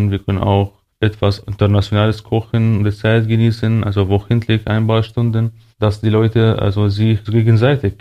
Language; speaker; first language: German; non-native, fluent; Arabic